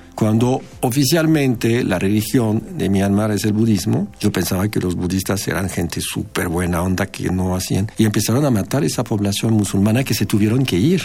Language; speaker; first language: Spanish; non-native, fluent; French